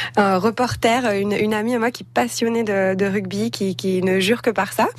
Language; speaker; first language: French; native; French